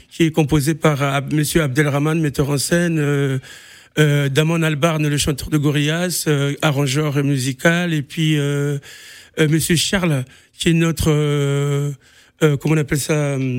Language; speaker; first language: French; non-native, local second language; Lingala